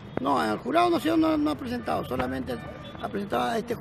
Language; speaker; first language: Spanish; native; Spanish